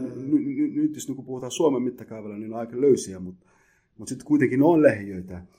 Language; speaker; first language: Finnish; early bilingual, other home language; Somali